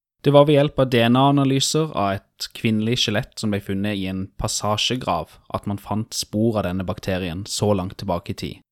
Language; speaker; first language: Norwegian; native; Norwegian